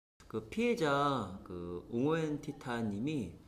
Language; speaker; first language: Korean; native; Korean